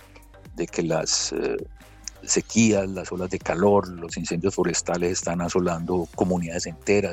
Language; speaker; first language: Spanish; native; Spanish